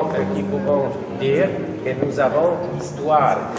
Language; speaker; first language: French; non-native, learner; Polish